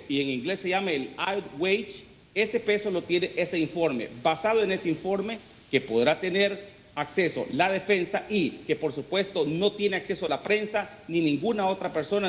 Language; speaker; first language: Spanish; native; Spanish